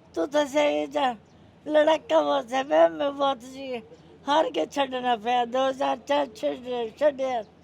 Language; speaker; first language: Punjabi; non-native, local second language; Hindi